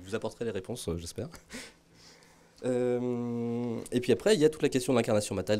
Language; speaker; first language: French; native; French